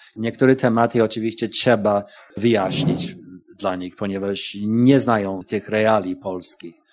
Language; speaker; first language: Polish; non-native, fluent; English